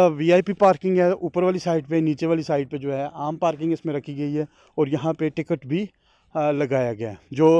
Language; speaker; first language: Urdu; non-native, local second language; Northern Hindko